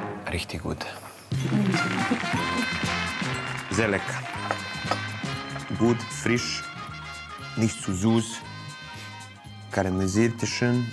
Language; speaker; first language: German; non-native, fluent; Croatian